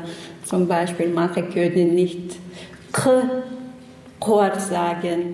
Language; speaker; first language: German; non-native, learner; Chechen